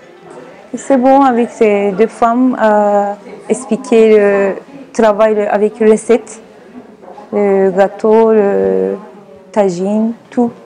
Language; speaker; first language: French; non-native, learner; Turkish